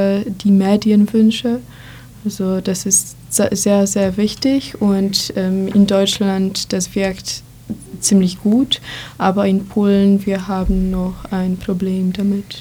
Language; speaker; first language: German; non-native, fluent; Polish